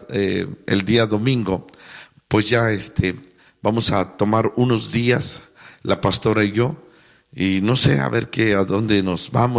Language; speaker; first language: Spanish; native; Spanish